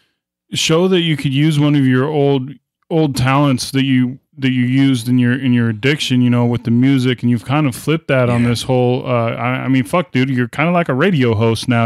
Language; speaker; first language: English; native; English